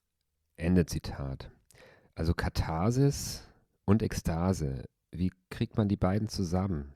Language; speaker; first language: German; native; German